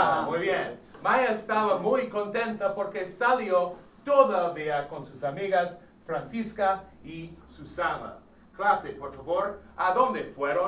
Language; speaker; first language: Spanish; non-native, fluent; English